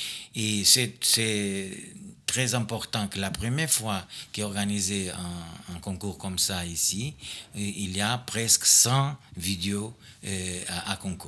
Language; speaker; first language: French; non-native, fluent; Portuguese